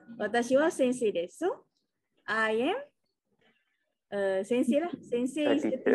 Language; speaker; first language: Japanese; non-native, fluent; Malay